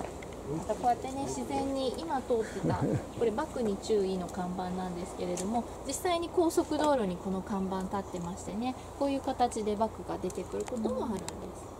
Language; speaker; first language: Japanese; native; Japanese